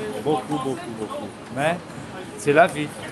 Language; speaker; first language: French; non-native, fluent; Portuguese